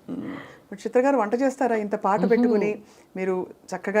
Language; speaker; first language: Telugu; native; Telugu